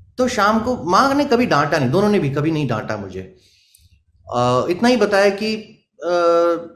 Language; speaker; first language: Hindi; native; Hindi